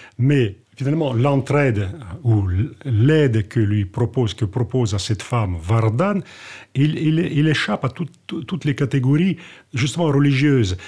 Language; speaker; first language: French; non-native, fluent; Russian